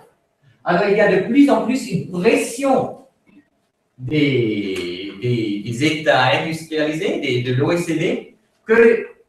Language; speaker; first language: French; non-native, fluent; Swiss German